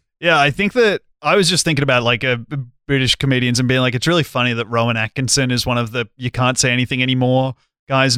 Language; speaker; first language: English; native; English